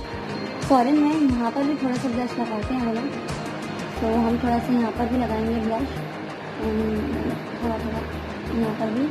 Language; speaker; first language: Hindi; native; Hindi